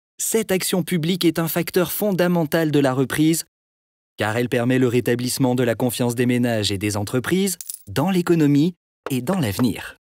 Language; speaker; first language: French; native; French